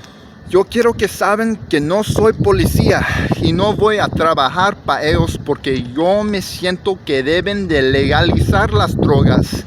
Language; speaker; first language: Spanish; early bilingual, heritage; English